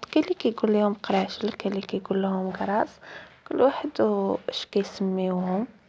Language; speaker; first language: Arabic; native; Arabic